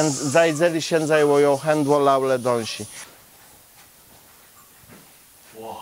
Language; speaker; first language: Chinese; non-native, learner; Polish